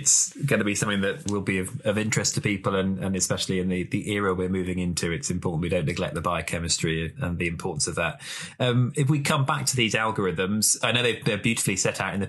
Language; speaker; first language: English; native; English